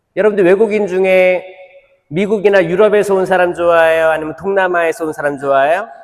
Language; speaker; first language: Korean; native; Korean